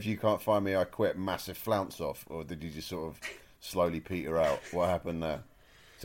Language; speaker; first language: English; native; English